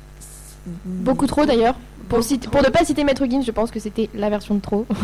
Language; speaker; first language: French; native; French